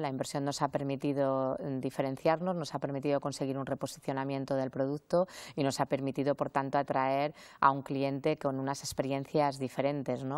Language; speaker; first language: Spanish; native; Spanish